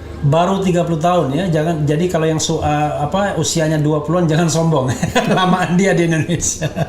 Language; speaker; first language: Indonesian; native; Indonesian